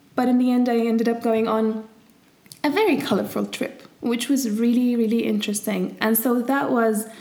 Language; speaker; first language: English; early bilingual, heritage; Arabic